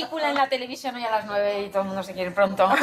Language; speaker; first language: Spanish; native; Spanish